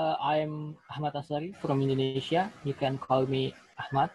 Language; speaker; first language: English; non-native, learner; Indonesian